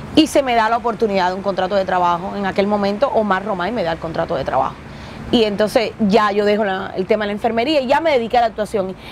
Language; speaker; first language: Spanish; native; Spanish